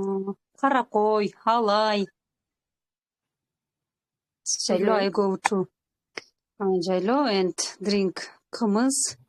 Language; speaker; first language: English; non-native, learner; Kyrgyz